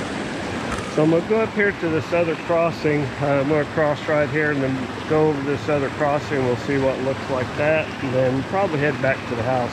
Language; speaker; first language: English; native; English